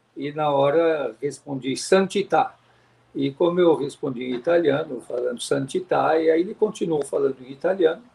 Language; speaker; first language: Portuguese; native; Portuguese